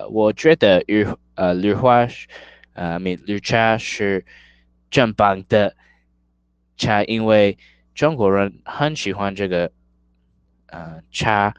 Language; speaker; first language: Chinese; non-native, learner; English